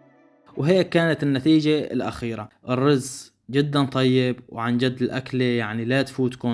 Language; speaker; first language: Arabic; native; Arabic